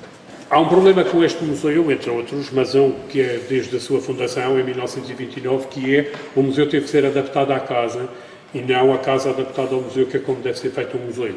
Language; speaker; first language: Portuguese; native; Portuguese